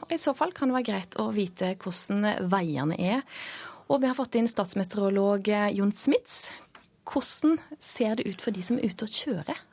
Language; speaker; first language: Norwegian; native; Norwegian